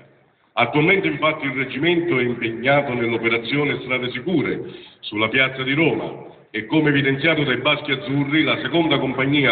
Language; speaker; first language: Italian; native; Italian